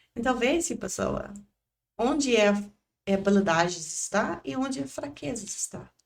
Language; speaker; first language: Portuguese; non-native, learner; English